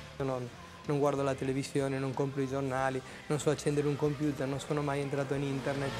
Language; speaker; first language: Italian; non-native, fluent; Spanish